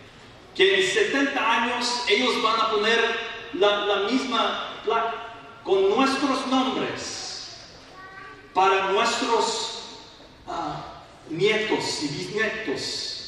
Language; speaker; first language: Spanish; non-native, learner; English